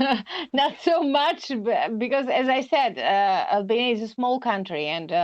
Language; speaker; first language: English; non-native, learner; Albanian